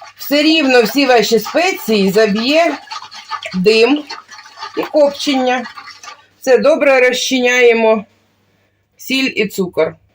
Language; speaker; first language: Ukrainian; non-native, local second language; Russian